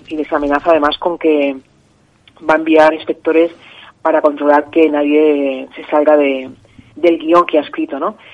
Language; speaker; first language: Spanish; native; Spanish